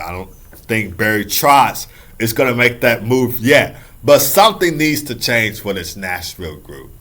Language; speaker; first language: English; native; English